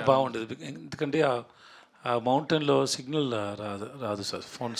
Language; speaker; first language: Telugu; non-native, learner; Tamil